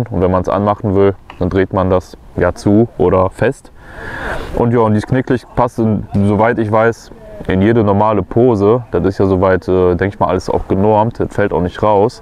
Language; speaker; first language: German; native; German